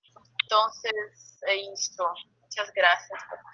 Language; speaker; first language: Spanish; non-native, fluent; Portuguese